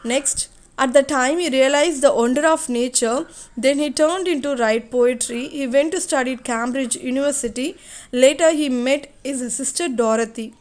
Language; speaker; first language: English; non-native, local second language; Tamil